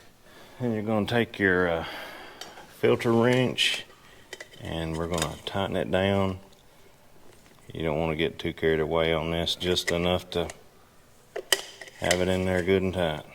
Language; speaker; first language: English; native; English